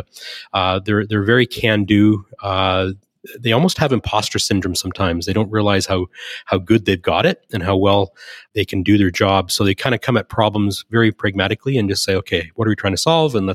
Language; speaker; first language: English; native; English